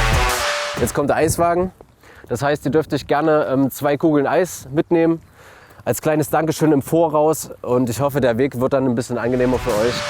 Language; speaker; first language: German; native; German